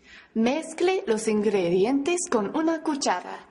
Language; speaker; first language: Spanish; non-native, fluent; English